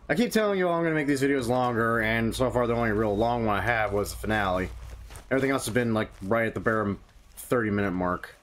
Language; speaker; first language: English; native; English